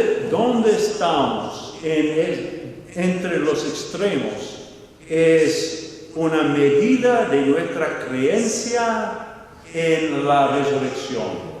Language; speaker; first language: Spanish; non-native, fluent; English